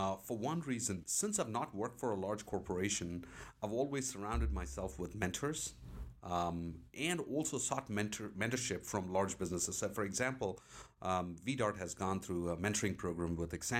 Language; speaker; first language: English; native; English